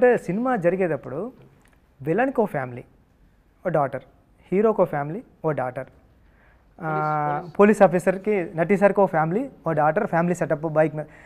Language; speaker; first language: Telugu; native; Telugu